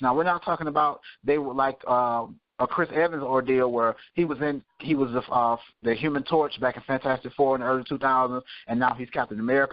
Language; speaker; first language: English; native; English